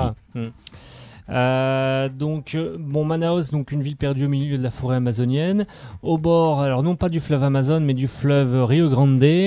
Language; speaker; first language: French; native; French